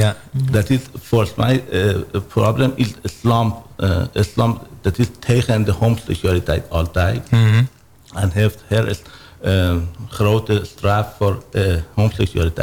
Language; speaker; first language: Dutch; non-native, learner; Persian